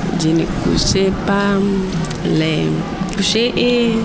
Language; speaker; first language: French; non-native, learner; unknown